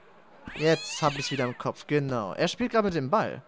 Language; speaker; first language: German; native; German